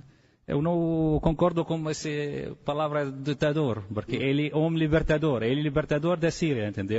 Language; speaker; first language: Portuguese; non-native, fluent; Arabic